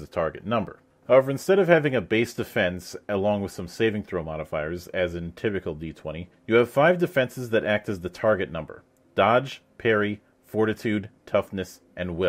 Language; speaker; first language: English; native; English